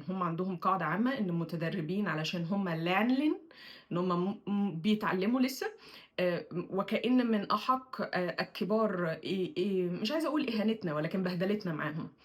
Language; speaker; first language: Arabic; native; Arabic